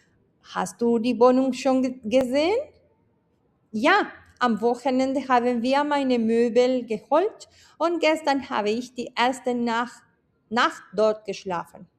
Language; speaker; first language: German; non-native, fluent; Spanish